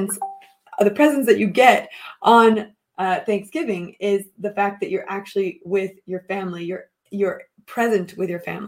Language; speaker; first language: English; native; English